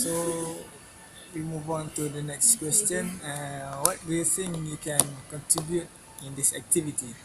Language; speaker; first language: English; non-native, local second language; Malay